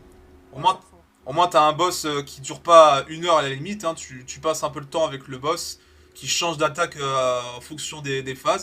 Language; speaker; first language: French; native; French